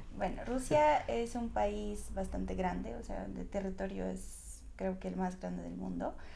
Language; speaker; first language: Spanish; non-native, fluent; Russian